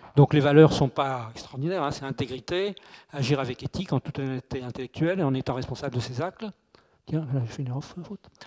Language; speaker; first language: French; native; French